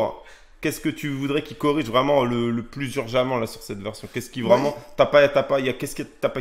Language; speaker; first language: French; native; French